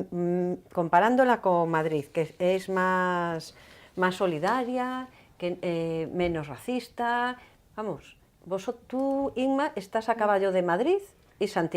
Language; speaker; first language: Spanish; native; Spanish